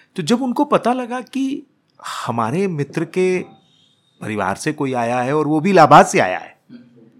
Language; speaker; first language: Hindi; native; Hindi